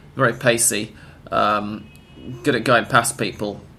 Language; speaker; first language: English; native; English